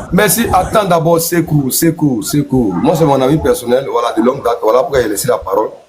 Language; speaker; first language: French; non-native, local second language; Mossi